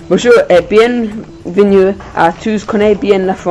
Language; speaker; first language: French; non-native, learner; English